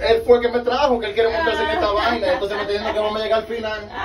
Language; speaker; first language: Spanish; native; Spanish